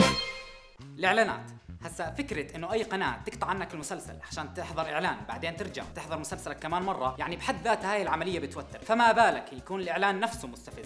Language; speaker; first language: Arabic; native; Arabic